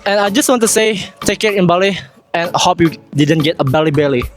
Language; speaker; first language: English; non-native, fluent; Indonesian